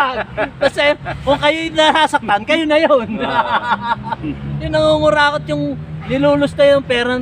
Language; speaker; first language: Filipino; native; Filipino